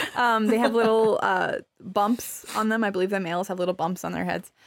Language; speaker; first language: English; native; English